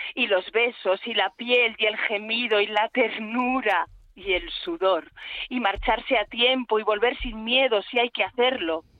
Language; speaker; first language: Spanish; native; Spanish